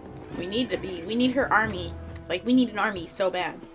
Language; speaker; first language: English; native; English